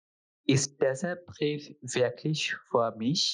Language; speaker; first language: German; non-native, fluent; Bangla